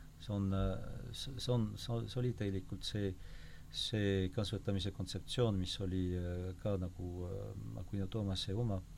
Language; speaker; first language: Estonian; non-native, fluent; French